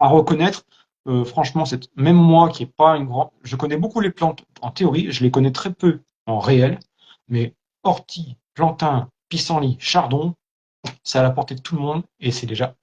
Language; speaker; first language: French; native; French